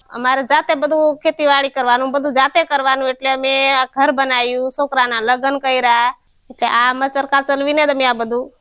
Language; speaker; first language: Gujarati; non-native, local second language; Rathawi